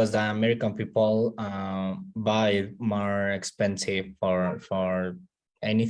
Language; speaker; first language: English; non-native, learner; Spanish